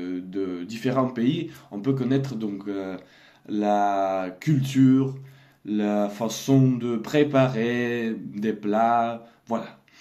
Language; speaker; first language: French; non-native, learner; Russian